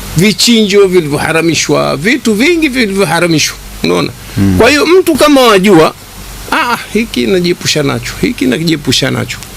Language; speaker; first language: Swahili; native; Swahili